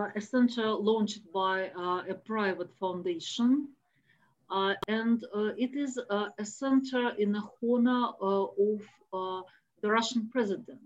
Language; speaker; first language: English; non-native, fluent; Russian